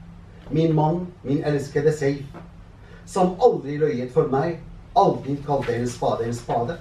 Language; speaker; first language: Norwegian; non-native, fluent; Arabic